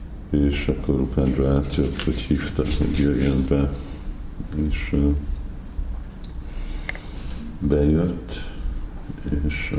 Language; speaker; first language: Hungarian; non-native, fluent; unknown